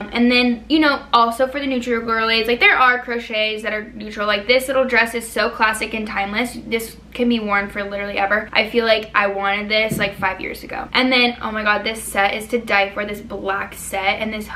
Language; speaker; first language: English; native; English